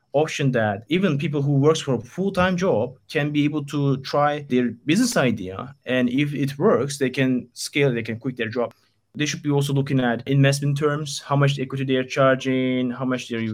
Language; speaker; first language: English; non-native, fluent; Turkish